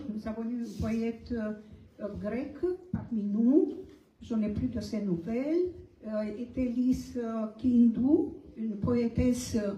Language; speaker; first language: French; non-native, fluent; Romanian